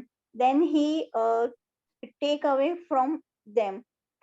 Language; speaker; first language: English; non-native, learner; Hindi